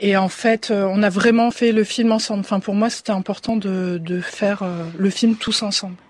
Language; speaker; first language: French; native; French